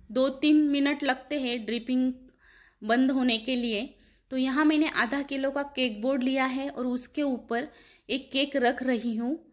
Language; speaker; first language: Hindi; non-native, local second language; Marathi